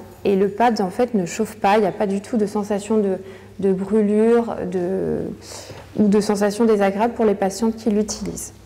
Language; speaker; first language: French; native; French